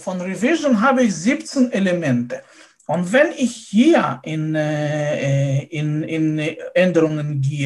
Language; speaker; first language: German; non-native, fluent; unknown